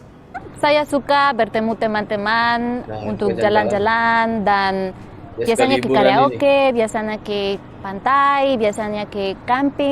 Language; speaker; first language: Indonesian; non-native, fluent; Spanish